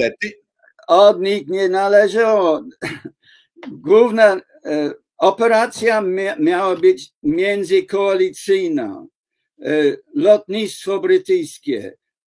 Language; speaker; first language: Polish; non-native, fluent; English